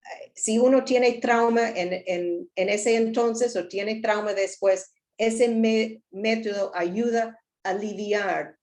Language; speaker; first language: Spanish; non-native, learner; English